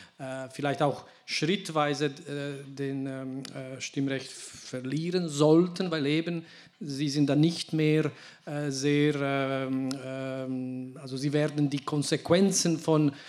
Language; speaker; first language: German; non-native, local second language; Italian